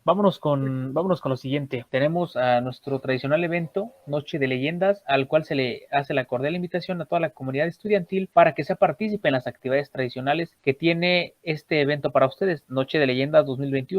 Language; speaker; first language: Spanish; native; Spanish